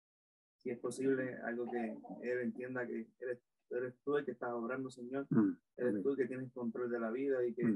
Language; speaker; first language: Spanish; native; Spanish